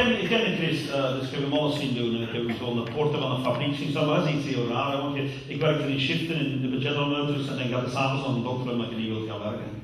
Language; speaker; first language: Dutch; non-native, fluent; English